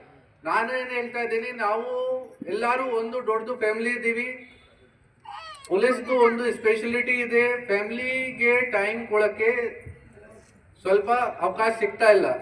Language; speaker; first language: Kannada; non-native, fluent; Hindi